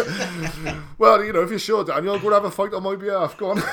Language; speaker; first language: English; native; English